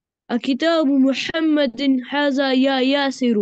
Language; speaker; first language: Arabic; non-native, learner; Urdu